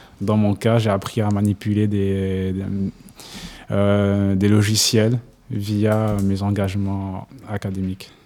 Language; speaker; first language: French; non-native, local second language; Kinyarwanda